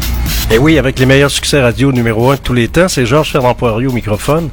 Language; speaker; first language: French; native; French